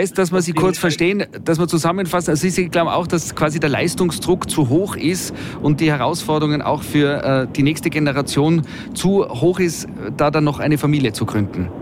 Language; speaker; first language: German; native; German